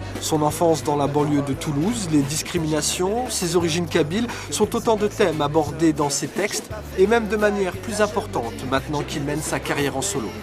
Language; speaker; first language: French; native; French